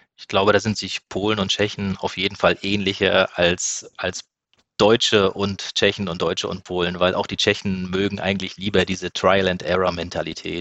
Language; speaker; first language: German; native; German